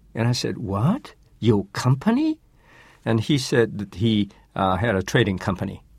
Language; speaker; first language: English; non-native, fluent; Japanese